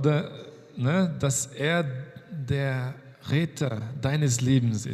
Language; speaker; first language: German; non-native, fluent; Portuguese